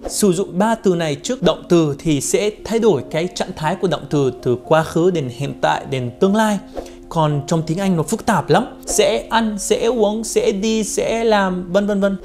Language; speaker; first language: Vietnamese; non-native, fluent; Arabic